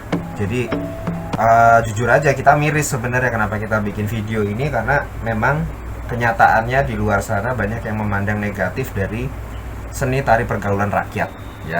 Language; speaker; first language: Indonesian; native; Indonesian